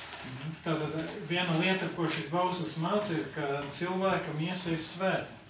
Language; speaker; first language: Latvian; native; Latvian